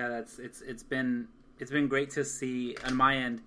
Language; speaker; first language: English; native; English